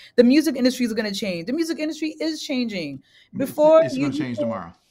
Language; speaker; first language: English; native; English